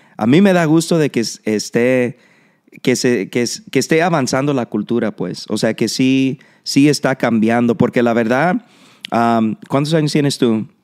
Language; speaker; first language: Spanish; early bilingual, heritage; Spanish